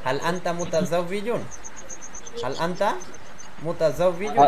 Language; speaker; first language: Arabic; non-native, fluent; Bangla